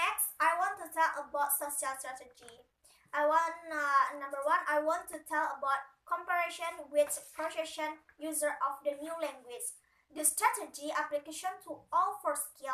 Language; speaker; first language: English; non-native, learner; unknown